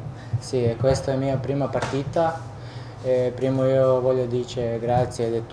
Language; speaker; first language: Italian; non-native, learner; Croatian